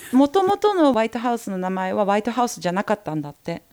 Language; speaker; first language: Japanese; early bilingual, heritage; Japanese